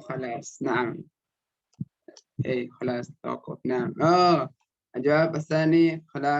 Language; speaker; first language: Arabic; non-native, fluent; Indonesian